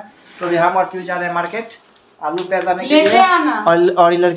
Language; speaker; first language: Hindi; native; Hindi